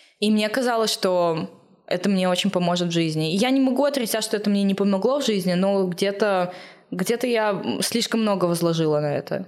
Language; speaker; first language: Russian; native; Russian